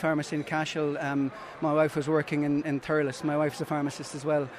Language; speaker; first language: English; native; English